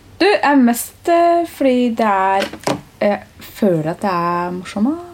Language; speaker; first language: Norwegian; early bilingual, other home language; Turkish